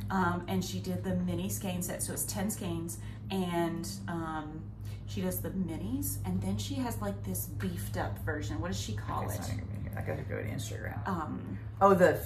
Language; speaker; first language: English; native; English